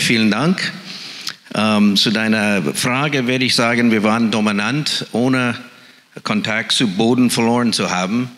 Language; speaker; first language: German; non-native, fluent; English